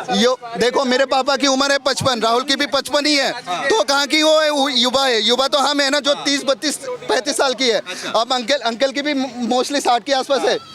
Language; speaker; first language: Hindi; non-native, local second language; Bangla